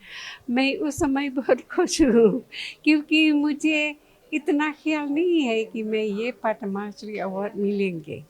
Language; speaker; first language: Hindi; non-native, local second language; Khasi